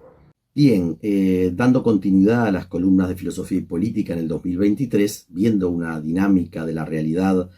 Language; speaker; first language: Spanish; native; Spanish